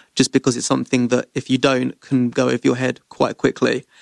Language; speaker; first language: English; native; English